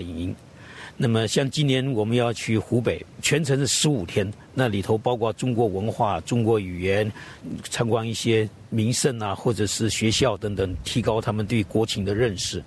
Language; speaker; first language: Chinese; native; Chinese